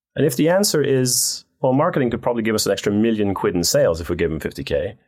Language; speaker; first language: English; non-native, fluent; Dutch